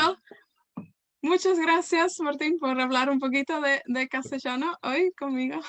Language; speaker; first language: Spanish; non-native, fluent; Welsh